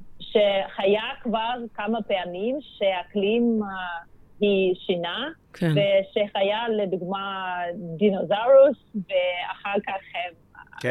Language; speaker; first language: Hebrew; non-native, fluent; Russian